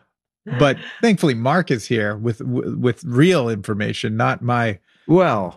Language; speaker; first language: English; native; English